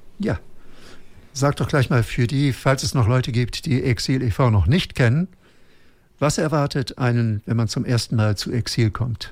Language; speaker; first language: German; native; German